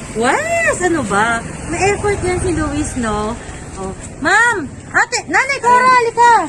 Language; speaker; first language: Filipino; native; Filipino